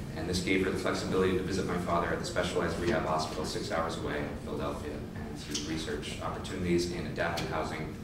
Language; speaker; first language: English; native; English